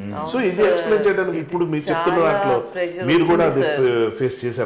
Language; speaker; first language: Telugu; native; Telugu